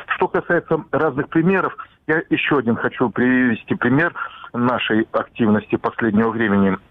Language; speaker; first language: Russian; native; Russian